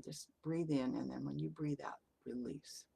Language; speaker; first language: English; native; English